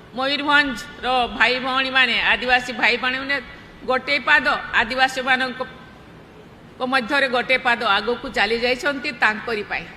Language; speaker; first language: Odia; non-native, local second language; Santali